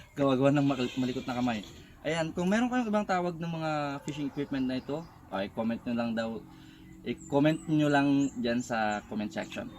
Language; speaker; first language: Filipino; non-native, local second language; Iloko